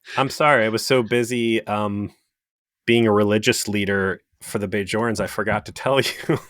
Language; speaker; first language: English; native; English